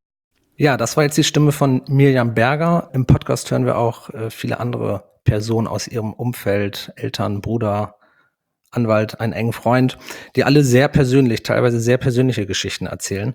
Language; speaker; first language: German; native; German